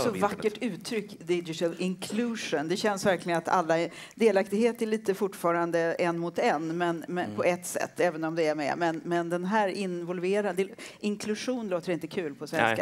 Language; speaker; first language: Swedish; native; Swedish